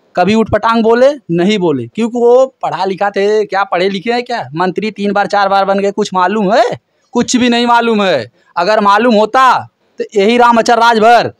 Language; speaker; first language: Hindi; native; Hindi